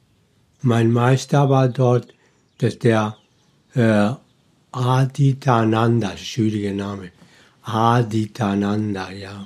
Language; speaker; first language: German; non-native, fluent; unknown